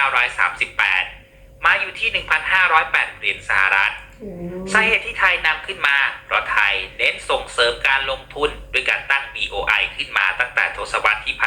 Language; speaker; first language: Thai; native; Thai